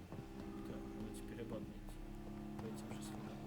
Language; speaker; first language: Russian; native; Russian